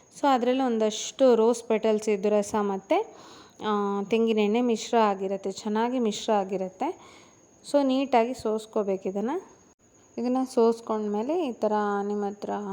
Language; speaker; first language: Kannada; non-native, local second language; Tulu